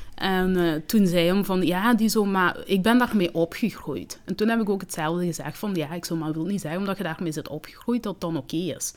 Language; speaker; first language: Dutch; early bilingual, other home language; Kinyarwanda